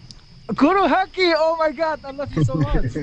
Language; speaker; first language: English; non-native, learner; Indonesian